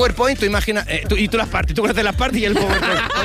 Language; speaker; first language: Spanish; native; Spanish